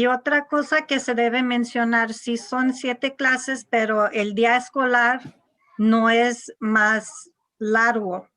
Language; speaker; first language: Spanish; non-native, local second language; English